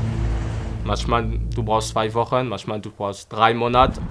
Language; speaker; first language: German; non-native, fluent; French